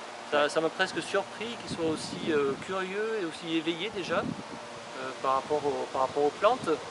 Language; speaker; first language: French; native; French